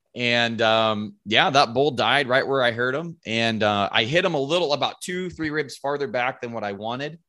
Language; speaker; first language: English; native; English